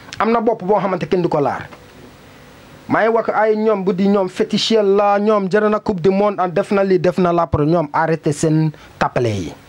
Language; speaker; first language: Wolof; non-native, learner; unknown